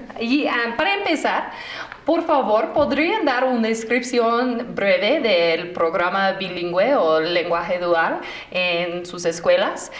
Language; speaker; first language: Spanish; non-native, fluent; English